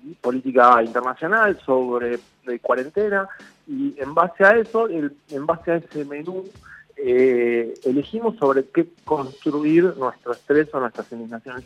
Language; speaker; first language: Spanish; native; Spanish